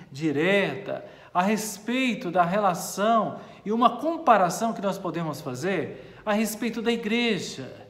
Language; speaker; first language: Portuguese; native; Portuguese